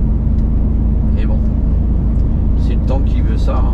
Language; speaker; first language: French; native; French